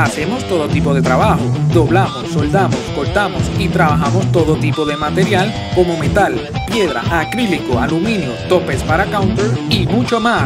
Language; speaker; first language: Spanish; native; Spanish